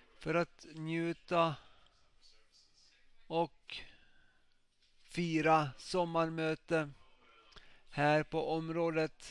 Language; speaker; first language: Swedish; non-native, local second language; Finnish